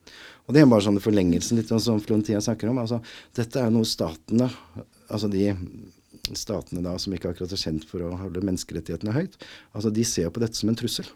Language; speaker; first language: Norwegian; native; Norwegian